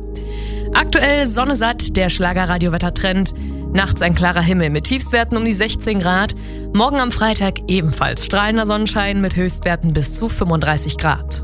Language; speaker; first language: German; native; German